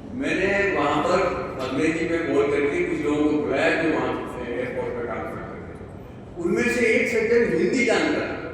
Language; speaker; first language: Hindi; native; Hindi